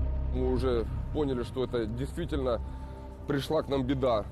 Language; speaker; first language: Russian; native; Russian